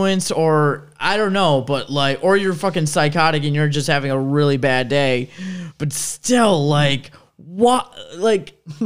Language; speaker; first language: English; native; English